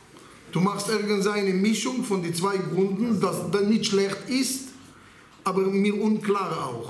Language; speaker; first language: German; non-native, learner; Hebrew